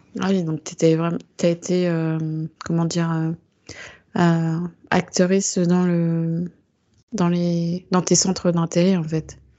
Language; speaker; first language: French; native; French